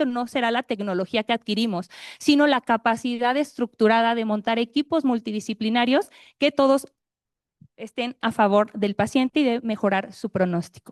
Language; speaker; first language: Spanish; native; Spanish